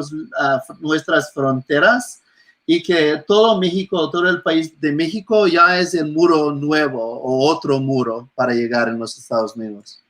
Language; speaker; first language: Spanish; non-native, fluent; English